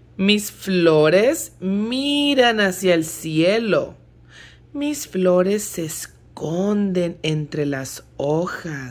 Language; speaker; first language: Spanish; early bilingual, heritage; Spanish